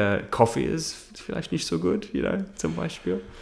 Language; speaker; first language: German; non-native, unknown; English